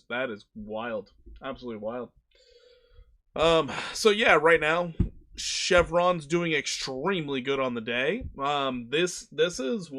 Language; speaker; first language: English; native; English